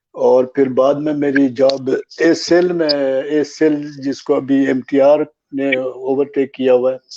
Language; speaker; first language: Urdu; native; Urdu